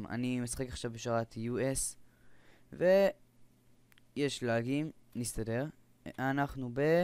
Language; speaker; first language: Hebrew; native; Hebrew